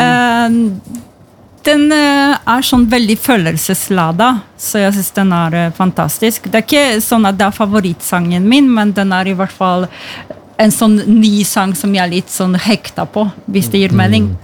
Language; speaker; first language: Norwegian; non-native, fluent; Polish